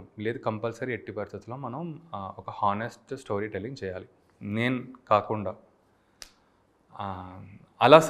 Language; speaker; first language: Telugu; native; Telugu